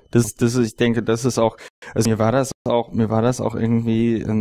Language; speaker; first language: German; native; German